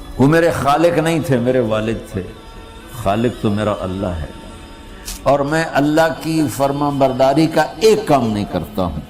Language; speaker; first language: Urdu; non-native, local second language; Punjabi